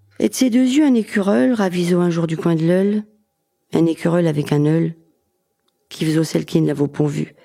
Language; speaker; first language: French; native; French